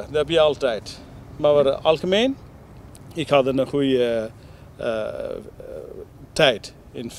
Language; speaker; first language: Dutch; non-native, learner; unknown